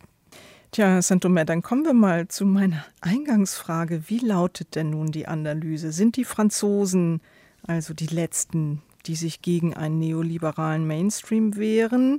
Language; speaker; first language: German; native; German